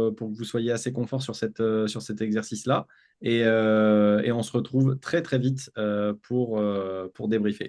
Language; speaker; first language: French; native; French